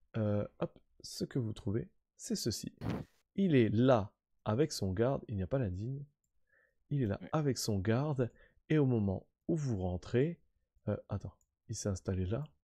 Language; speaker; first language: French; native; French